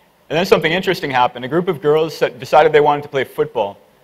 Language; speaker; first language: English; native; English